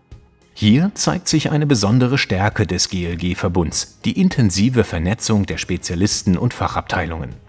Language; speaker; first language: German; native; German